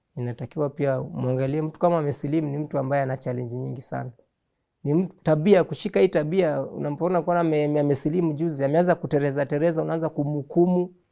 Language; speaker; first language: Swahili; native; Swahili